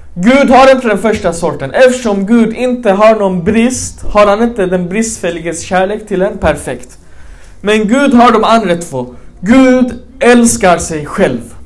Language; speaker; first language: Swedish; early bilingual, other home language; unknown